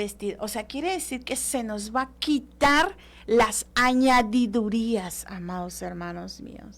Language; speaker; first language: Spanish; native; Spanish